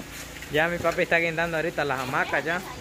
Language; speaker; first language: Spanish; native; Spanish